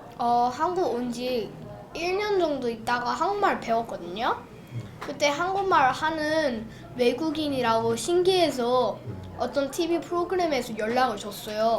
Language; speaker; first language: Korean; early bilingual, other home language; English